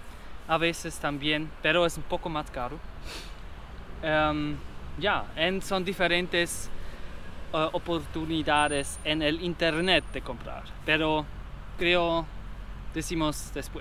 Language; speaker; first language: Spanish; non-native, learner; German